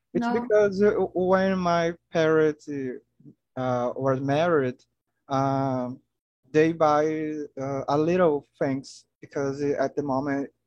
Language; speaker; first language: English; non-native, learner; Portuguese